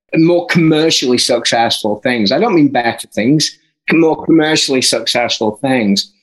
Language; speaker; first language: English; native; English